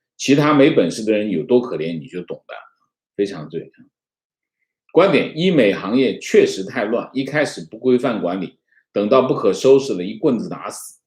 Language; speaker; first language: Chinese; native; Chinese